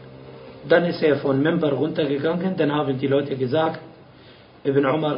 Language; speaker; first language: German; non-native, fluent; Arabic